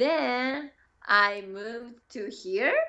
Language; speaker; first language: English; non-native, learner; Japanese